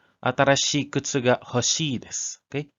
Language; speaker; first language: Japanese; non-native, learner; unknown